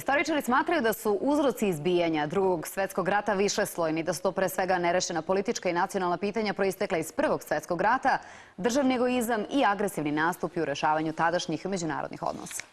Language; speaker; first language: Serbian; native; Serbian